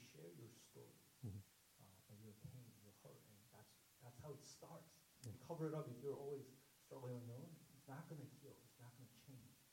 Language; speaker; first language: English; non-native, fluent; Korean